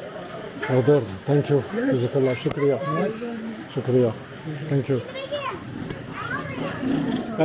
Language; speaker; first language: English; non-native, learner; French